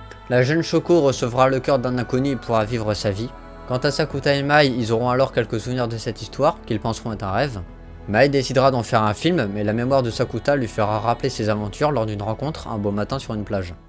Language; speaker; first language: French; native; French